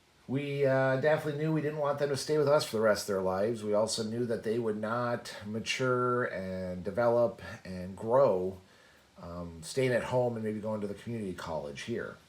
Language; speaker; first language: English; native; English